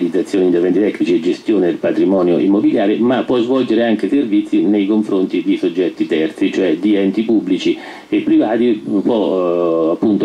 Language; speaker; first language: Italian; native; Italian